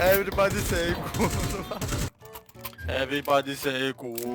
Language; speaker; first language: English; non-native, learner; Lithuanian